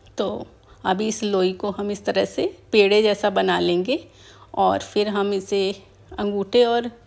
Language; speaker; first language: Hindi; native; Hindi